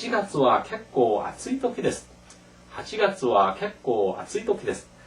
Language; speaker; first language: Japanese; non-native, fluent; Korean